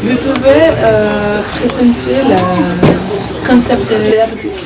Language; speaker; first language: French; non-native, learner; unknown